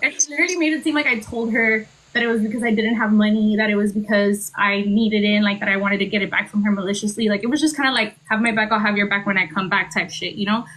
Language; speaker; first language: English; early bilingual, other home language; Spanish